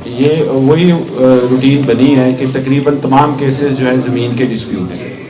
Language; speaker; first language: Urdu; non-native, local second language; Punjabi